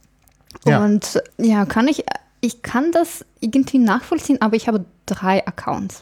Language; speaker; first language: German; non-native, fluent; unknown